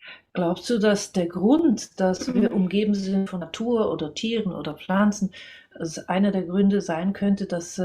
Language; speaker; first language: German; non-native, fluent; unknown